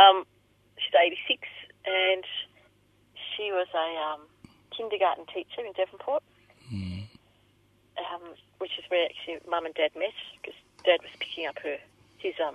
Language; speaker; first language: English; native; English